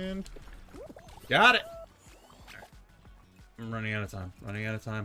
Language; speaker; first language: English; native; English